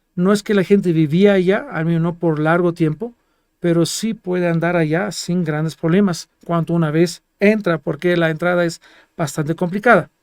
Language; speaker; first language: Spanish; non-native, fluent; Greek